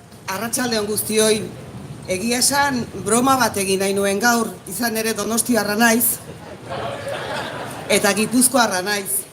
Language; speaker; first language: Basque; native; Basque